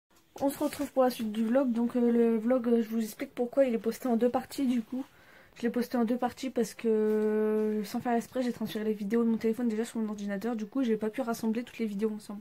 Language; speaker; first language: French; native; French